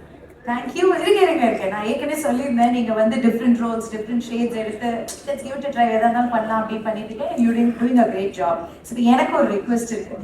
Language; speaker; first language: Tamil; native; Tamil